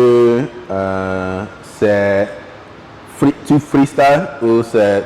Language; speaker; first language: French; non-native, local second language; Ewe